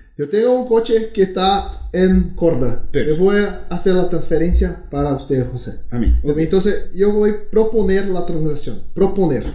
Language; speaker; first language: Spanish; non-native, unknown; Portuguese